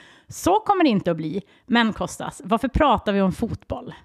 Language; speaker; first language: Swedish; native; Swedish